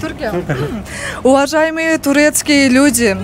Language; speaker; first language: Russian; non-native, local second language; Kyrgyz